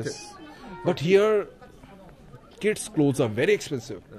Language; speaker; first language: English; non-native, local second language; Hindi